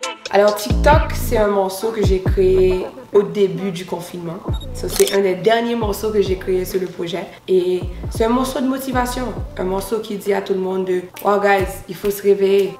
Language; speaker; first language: French; native; French